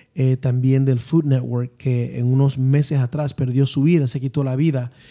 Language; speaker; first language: Spanish; native; Spanish